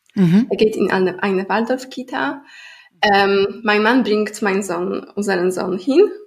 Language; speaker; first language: German; non-native, fluent; Polish